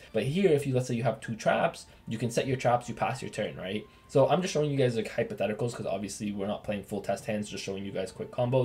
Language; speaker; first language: English; native; English